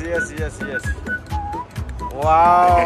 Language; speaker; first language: English; non-native, learner; Chinese